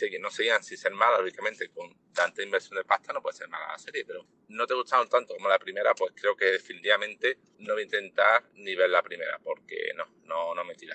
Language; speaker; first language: Spanish; native; Spanish